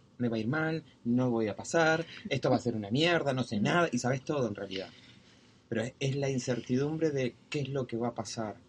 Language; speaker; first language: Spanish; native; Spanish